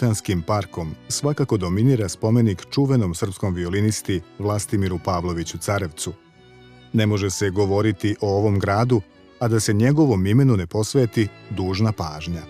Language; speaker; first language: Bosnian; native; Bosnian